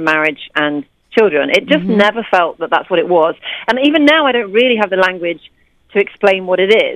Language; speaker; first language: English; native; English